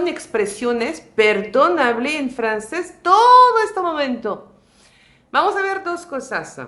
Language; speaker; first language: Spanish; non-native, fluent; French